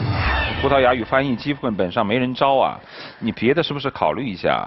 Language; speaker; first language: Chinese; native; Chinese